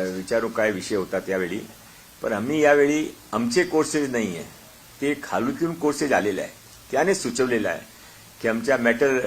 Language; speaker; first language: Marathi; non-native, local second language; Hindi